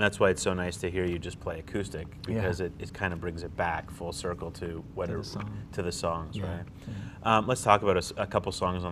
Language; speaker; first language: English; native; English